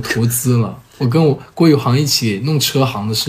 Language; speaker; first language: Chinese; native; Chinese